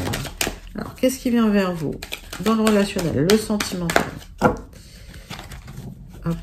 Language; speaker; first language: French; native; French